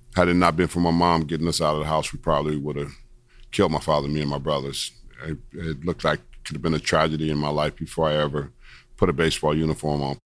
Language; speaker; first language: English; native; English